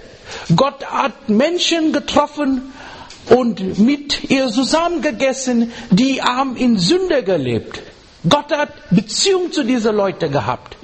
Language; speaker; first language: German; non-native, learner; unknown